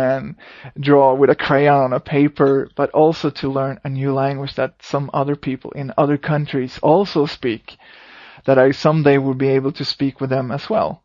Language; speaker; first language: English; non-native, fluent; Swedish